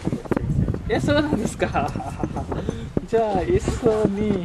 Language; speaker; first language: Japanese; non-native, learner; Hindi